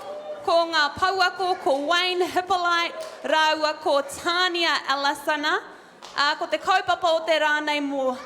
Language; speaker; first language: Māori; non-native, local second language; English